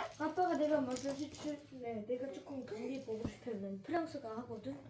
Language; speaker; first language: Korean; early bilingual, heritage; Korean